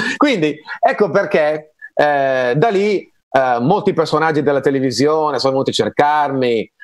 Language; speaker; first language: Italian; native; Italian